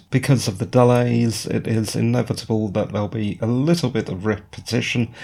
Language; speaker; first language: English; native; English